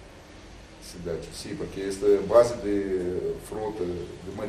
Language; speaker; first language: Portuguese; non-native, learner; Russian